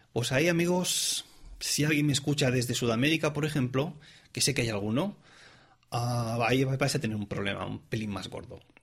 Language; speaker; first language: Spanish; non-native, local second language; Catalan